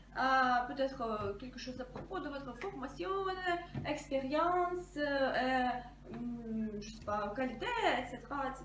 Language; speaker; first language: French; non-native, fluent; Russian